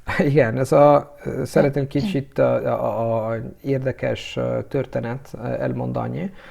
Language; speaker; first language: Hungarian; non-native, learner; Italian